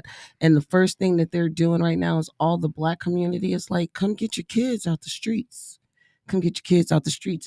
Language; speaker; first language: English; native; English